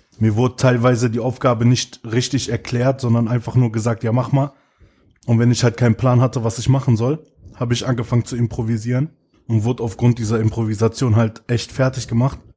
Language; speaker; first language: German; native; German